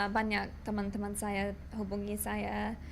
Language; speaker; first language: Indonesian; non-native, learner; English